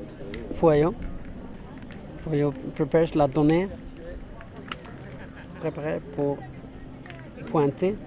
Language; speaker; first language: French; non-native, learner; English